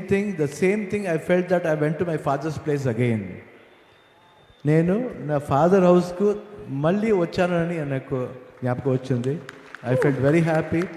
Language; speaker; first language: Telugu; non-native, learner; Kannada